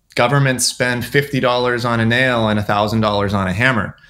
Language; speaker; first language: English; native; English